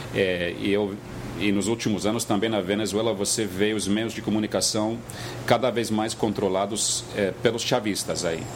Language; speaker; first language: Portuguese; non-native, fluent; English